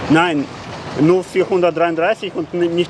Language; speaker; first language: German; non-native, fluent; Russian